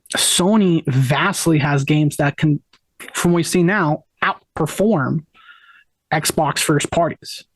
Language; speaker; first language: English; native; English